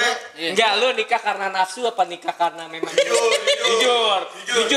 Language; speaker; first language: Indonesian; native; Indonesian